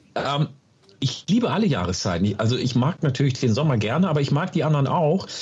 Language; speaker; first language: German; early bilingual, other home language; Oromo